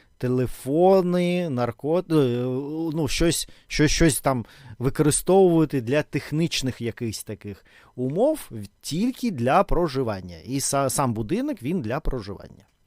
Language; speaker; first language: Ukrainian; non-native, local second language; Russian